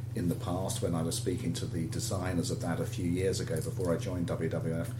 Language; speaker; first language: English; native; English